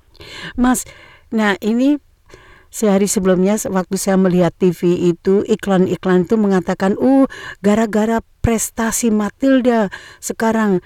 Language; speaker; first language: Indonesian; native; Indonesian